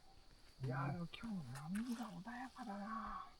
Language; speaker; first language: Japanese; native; Japanese